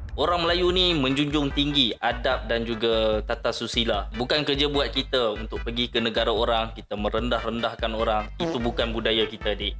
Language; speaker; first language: Malay; native; Malay